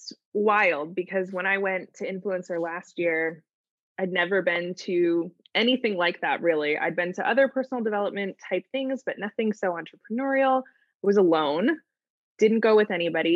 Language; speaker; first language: English; native; English